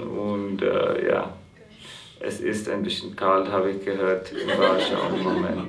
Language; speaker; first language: German; non-native, fluent; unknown